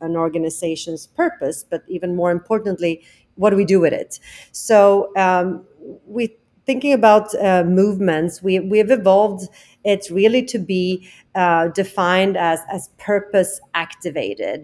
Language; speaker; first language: English; non-native, fluent; Swedish